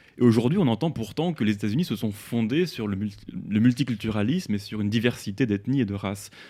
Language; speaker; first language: French; native; French